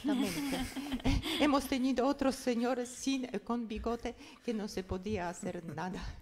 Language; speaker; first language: Spanish; non-native, fluent; Polish